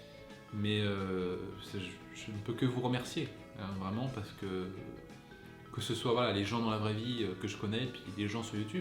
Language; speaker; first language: French; native; French